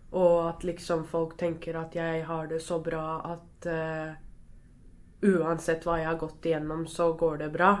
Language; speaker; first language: Norwegian; early bilingual, other home language; Arabic